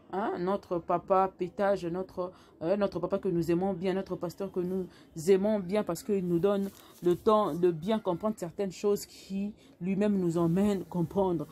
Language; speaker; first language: French; non-native, local second language; Lingala